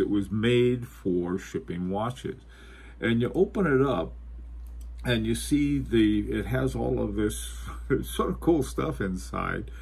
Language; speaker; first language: English; native; English